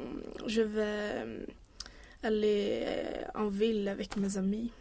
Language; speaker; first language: French; non-native, learner; Swedish